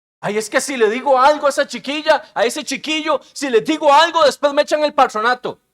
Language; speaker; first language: Spanish; native; Spanish